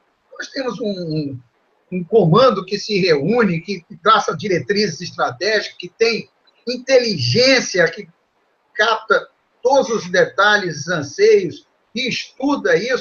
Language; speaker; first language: Portuguese; native; Portuguese